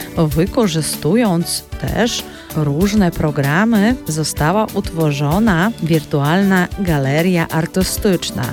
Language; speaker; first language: Polish; early bilingual, heritage; Polish